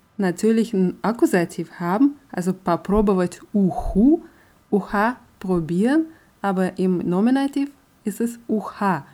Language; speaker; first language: German; non-native, fluent; Russian